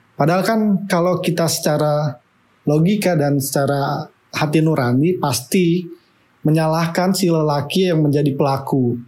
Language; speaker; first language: Indonesian; native; Indonesian